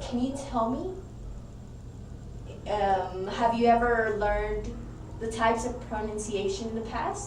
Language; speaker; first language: English; non-native, fluent; Spanish